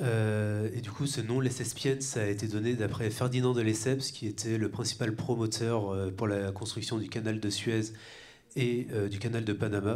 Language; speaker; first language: French; native; French